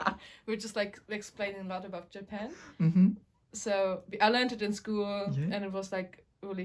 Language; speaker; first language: English; non-native, fluent; German